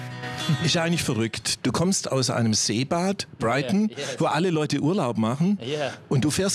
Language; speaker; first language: German; native; German